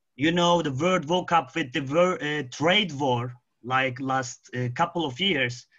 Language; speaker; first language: English; non-native, fluent; Arabic